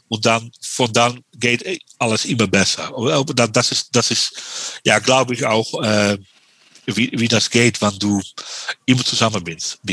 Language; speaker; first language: German; non-native, learner; Dutch